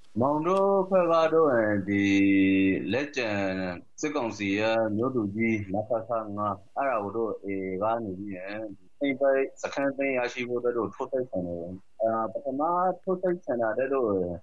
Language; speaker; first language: Burmese; native; Burmese